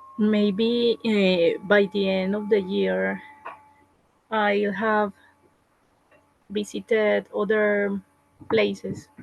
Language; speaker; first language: English; non-native, learner; Spanish